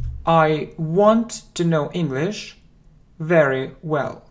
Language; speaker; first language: English; non-native, fluent; Russian